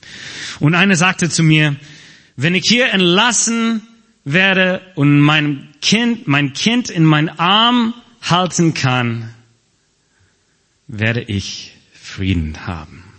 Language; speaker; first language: German; non-native, fluent; English